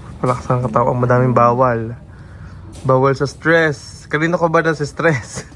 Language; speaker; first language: Filipino; native; Filipino